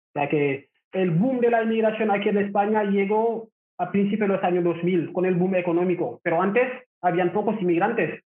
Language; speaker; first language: Spanish; non-native, fluent; Wolof